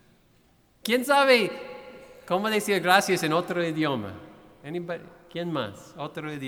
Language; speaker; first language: Spanish; non-native, fluent; English